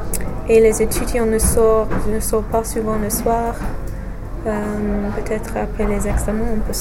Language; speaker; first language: French; non-native, fluent; English